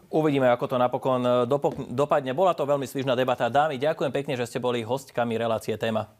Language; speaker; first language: Slovak; native; Slovak